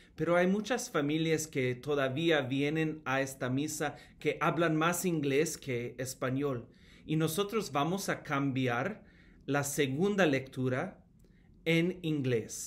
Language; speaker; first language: Spanish; non-native, fluent; English